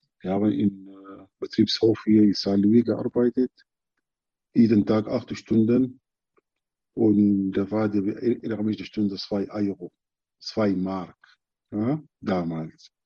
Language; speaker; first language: German; non-native, learner; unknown